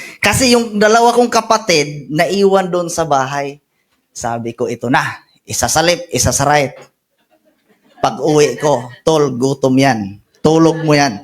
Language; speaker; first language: Filipino; non-native, local second language; Masbatenyo